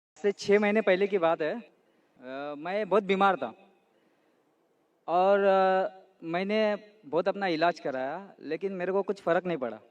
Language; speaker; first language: Hindi; non-native, local second language; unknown